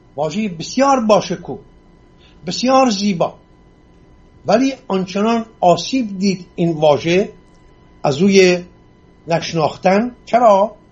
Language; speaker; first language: Persian; non-native, local second language; Assyrian Neo-Aramaic